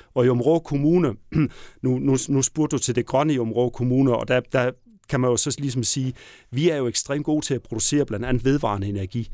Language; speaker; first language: Danish; native; Danish